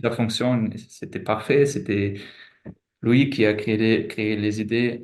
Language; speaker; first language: French; non-native, fluent; German